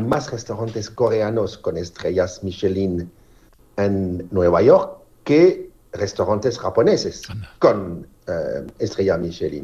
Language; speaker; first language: Spanish; non-native, fluent; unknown